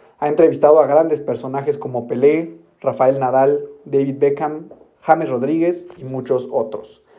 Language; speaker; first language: Spanish; native; Spanish